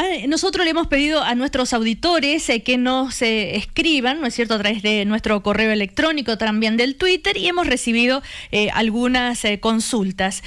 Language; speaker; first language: Spanish; native; Spanish